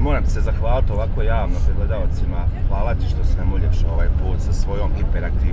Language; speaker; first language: Bosnian; native; Bosnian